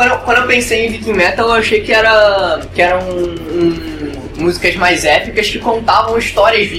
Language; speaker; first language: Portuguese; native; Portuguese